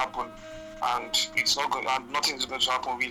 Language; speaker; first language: English; non-native, local second language; Igbo